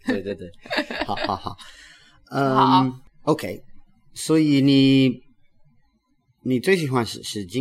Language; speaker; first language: Chinese; non-native, learner; English